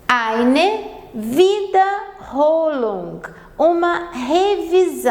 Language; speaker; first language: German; non-native, fluent; Portuguese